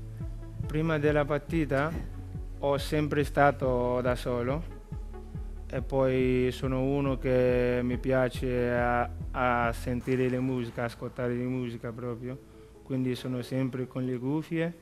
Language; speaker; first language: Italian; non-native, learner; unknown